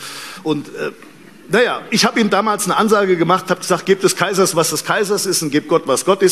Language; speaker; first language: German; native; German